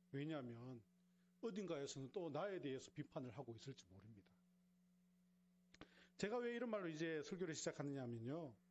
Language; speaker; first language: Korean; native; Korean